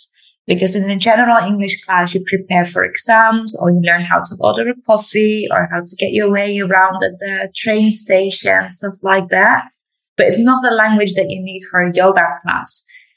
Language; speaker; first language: English; non-native, fluent; Dutch